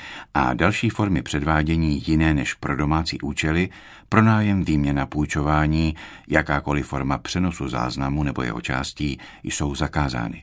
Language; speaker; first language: Czech; native; Czech